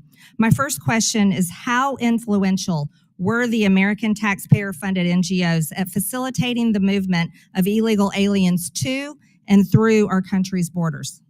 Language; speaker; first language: English; native; English